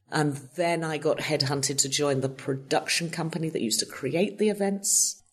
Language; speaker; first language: English; native; English